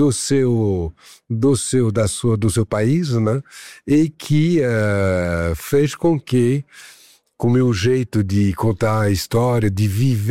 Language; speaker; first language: Portuguese; non-native, fluent; French